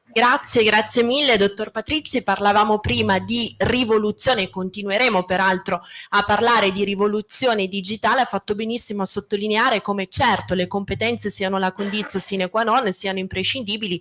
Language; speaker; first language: Italian; native; Italian